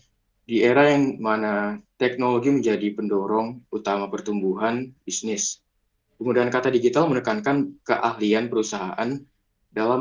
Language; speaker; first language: Indonesian; native; Indonesian